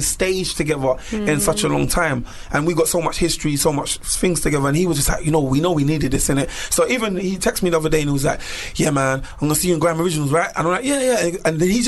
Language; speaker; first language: English; native; English